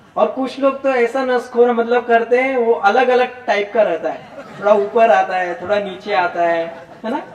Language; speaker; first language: Hindi; non-native, local second language; Gujarati